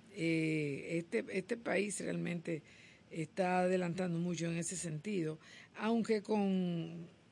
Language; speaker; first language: Spanish; native; Spanish